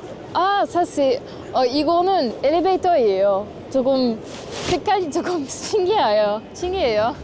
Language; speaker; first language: Korean; non-native, learner; French